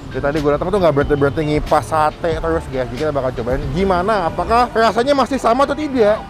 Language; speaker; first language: Indonesian; native; Indonesian